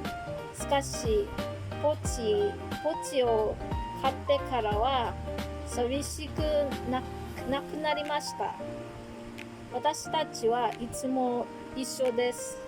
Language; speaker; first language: Japanese; non-native, learner; Filipino